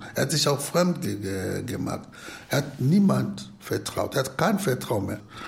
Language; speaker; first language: German; non-native, fluent; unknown